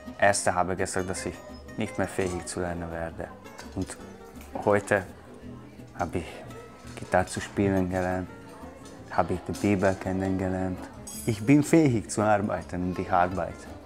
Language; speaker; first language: German; non-native, fluent; Hungarian